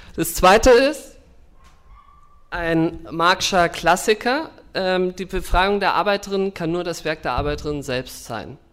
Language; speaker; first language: German; native; German